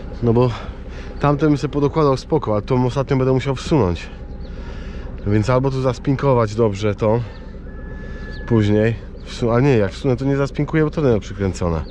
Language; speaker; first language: Polish; native; Polish